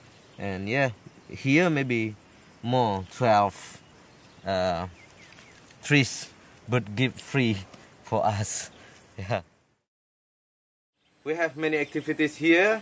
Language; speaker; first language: English; non-native, learner; Indonesian